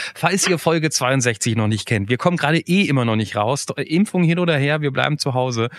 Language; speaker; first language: German; native; German